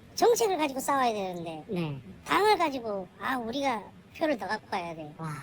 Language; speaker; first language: Korean; native; Korean